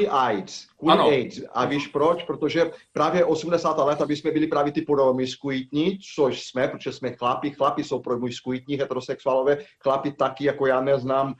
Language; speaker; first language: Czech; non-native, fluent; Portuguese